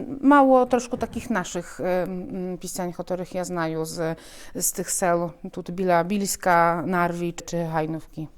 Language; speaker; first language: Polish; non-native, local second language; Ukrainian